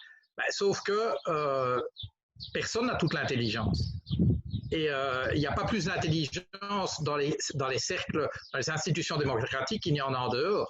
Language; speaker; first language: French; native; French